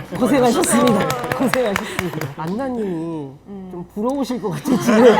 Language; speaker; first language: Korean; native; Korean